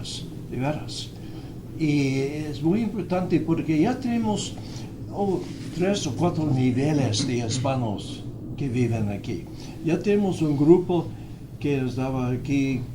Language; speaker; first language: Spanish; non-native, fluent; English